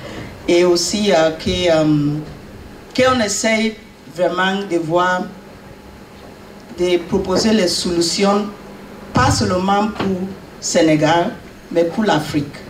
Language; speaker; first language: French; non-native, learner; English